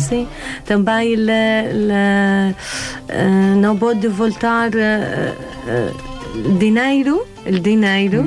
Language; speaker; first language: Portuguese; non-native, learner; Arabic